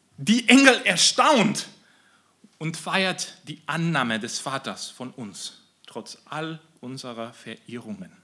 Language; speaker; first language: German; non-native, fluent; Spanish